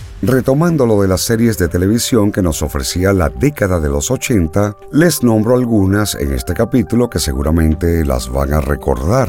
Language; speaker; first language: Spanish; native; Spanish